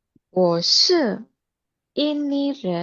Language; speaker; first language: Chinese; non-native, learner; Indonesian